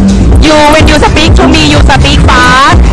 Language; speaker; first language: English; non-native, learner; Thai